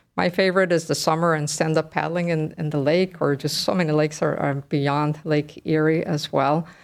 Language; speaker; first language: English; early bilingual, other home language; Spanish